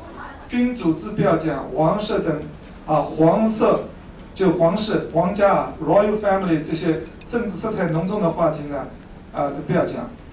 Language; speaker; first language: Chinese; native; Chinese